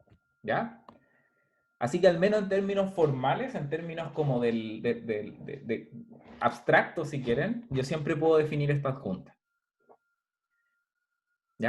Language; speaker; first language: Spanish; native; Spanish